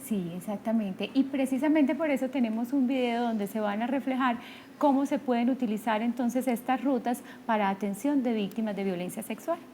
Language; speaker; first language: Spanish; native; Spanish